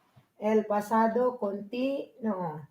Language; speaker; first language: Spanish; non-native, fluent; Filipino